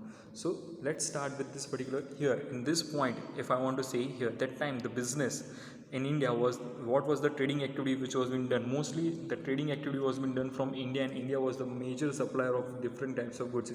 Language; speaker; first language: English; non-native, local second language; Hindi